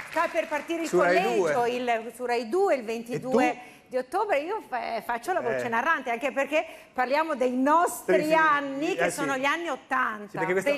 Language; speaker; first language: Italian; native; Italian